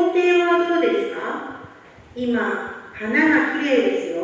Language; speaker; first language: Japanese; non-native, learner; Indonesian